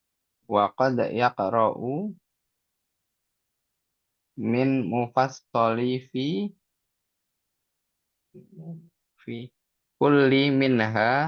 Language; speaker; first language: Arabic; non-native, learner; Indonesian